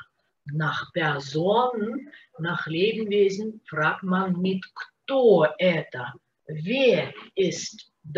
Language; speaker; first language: German; non-native, fluent; Russian